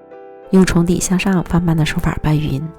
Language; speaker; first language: Chinese; native; Chinese